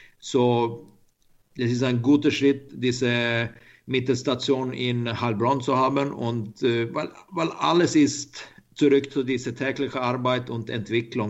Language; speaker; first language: German; non-native, learner; Swedish